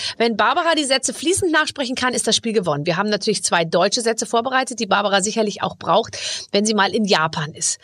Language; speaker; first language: German; native; German